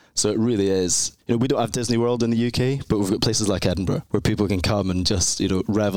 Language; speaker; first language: English; native; English